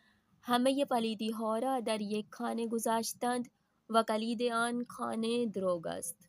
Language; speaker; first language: Persian; non-native, fluent; Urdu